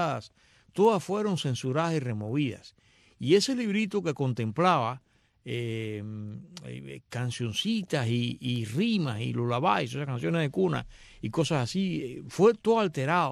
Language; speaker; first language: Spanish; native; Spanish